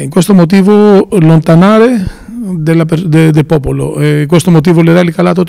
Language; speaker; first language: Italian; non-native, learner; Greek